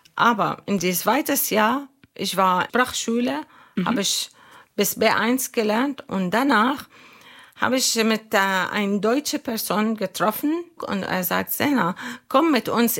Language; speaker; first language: German; non-native, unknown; Arabic